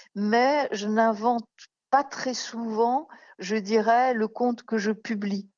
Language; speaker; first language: French; native; French